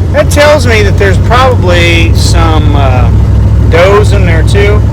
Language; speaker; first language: English; native; English